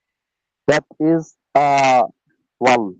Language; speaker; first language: English; non-native, learner; Bangla